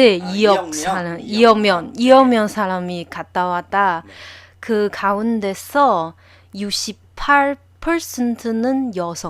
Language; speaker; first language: Korean; non-native, learner; Chinese